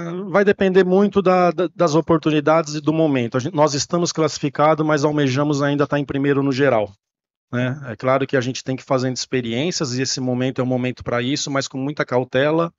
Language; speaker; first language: Portuguese; native; Portuguese